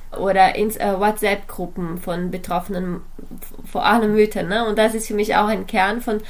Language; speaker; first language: German; non-native, fluent; Portuguese